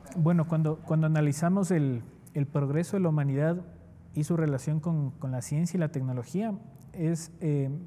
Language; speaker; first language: Spanish; native; Spanish